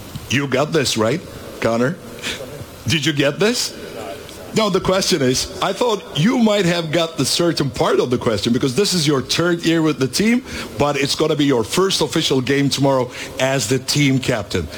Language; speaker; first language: English; non-native, fluent; Turkish